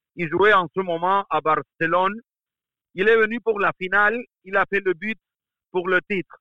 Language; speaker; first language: French; non-native, fluent; Spanish